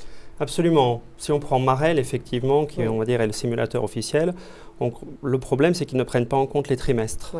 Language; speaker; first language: French; native; French